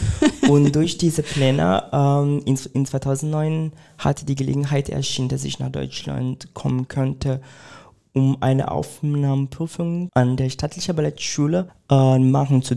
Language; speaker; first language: German; non-native, fluent; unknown